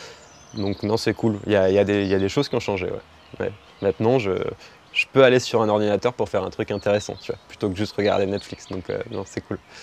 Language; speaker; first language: French; native; French